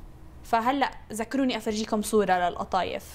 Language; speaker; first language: Arabic; native; Arabic